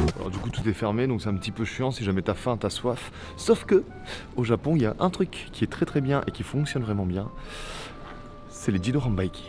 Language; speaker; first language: French; native; French